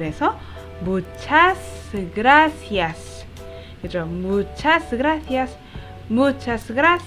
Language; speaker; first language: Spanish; non-native, fluent; Korean